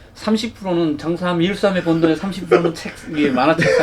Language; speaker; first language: Korean; native; Korean